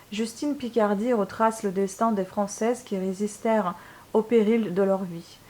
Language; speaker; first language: French; non-native, fluent; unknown